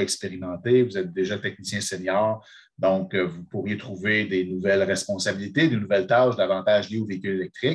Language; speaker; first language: French; native; French